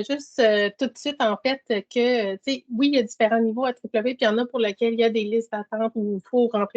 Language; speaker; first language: French; native; French